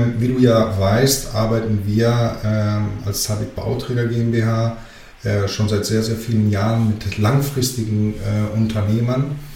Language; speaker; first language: German; early bilingual, other home language; Greek